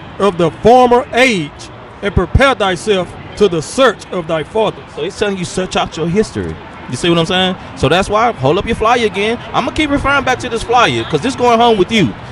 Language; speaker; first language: English; native; English